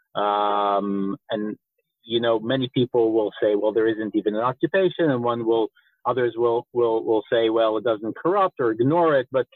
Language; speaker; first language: English; native; English